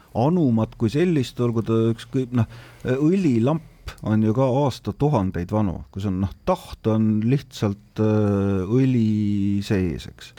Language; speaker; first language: Estonian; native; Estonian